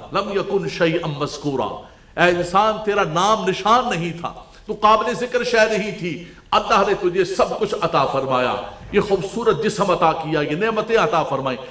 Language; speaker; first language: Urdu; non-native, local second language; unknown